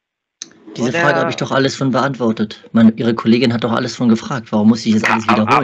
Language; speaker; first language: German; native; German